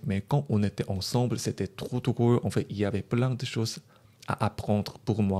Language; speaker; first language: French; non-native, learner; Korean